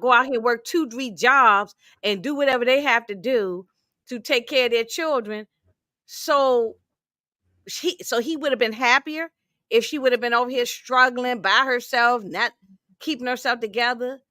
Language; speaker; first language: English; native; English